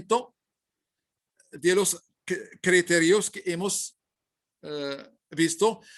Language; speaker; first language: Spanish; non-native, learner; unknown